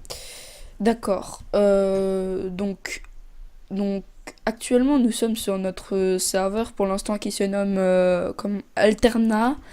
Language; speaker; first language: French; native; French